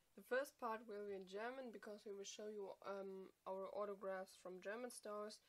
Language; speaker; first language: English; non-native, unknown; German